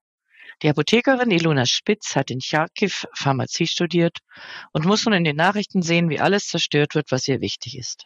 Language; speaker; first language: German; native; German